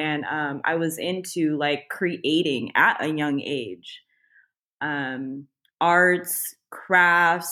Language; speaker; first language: English; native; English